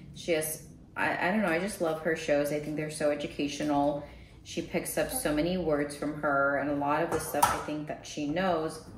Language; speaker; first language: English; early bilingual, other home language; Russian